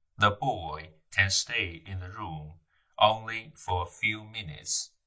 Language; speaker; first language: English; non-native, fluent; Chinese